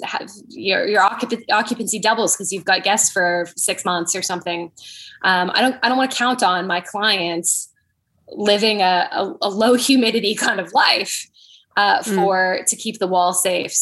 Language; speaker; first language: English; native; English